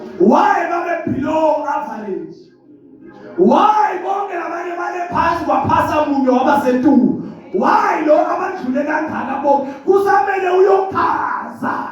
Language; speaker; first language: Zulu; non-native, local second language; Swati